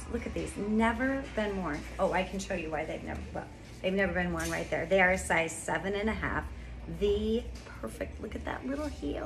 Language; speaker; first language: English; native; English